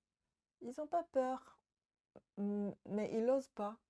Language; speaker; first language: French; non-native, learner; Japanese